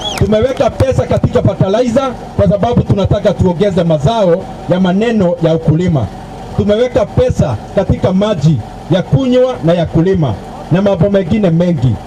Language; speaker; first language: Swahili; non-native, local second language; Kikuyu